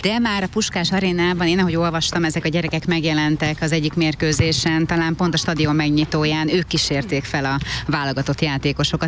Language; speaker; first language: Hungarian; native; Hungarian